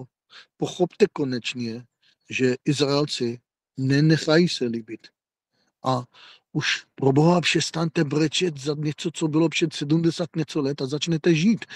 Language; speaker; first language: Czech; non-native, fluent; Hebrew